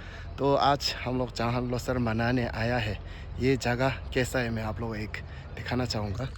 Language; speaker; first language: Hindi; non-native, local second language; Tibetan